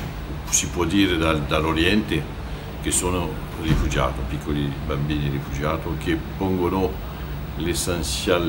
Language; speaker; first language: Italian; non-native, learner; French